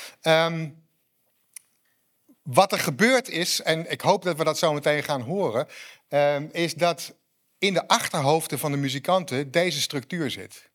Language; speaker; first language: Dutch; native; Dutch